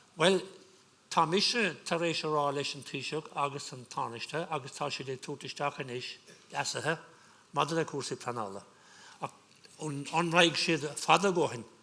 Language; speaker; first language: Irish; non-native, local second language; English